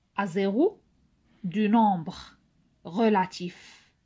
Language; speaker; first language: French; non-native, local second language; Arabic